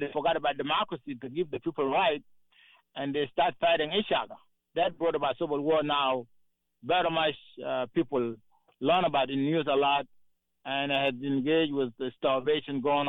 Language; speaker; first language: English; non-native, fluent; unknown